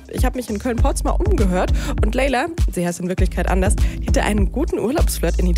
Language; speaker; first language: German; native; German